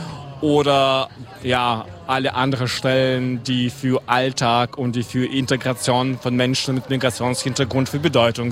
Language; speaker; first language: German; non-native, fluent; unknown